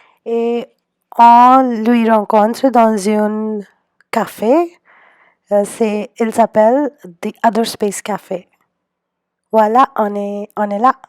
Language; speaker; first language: French; non-native, learner; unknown